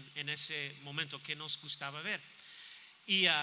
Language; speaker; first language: Spanish; non-native, fluent; English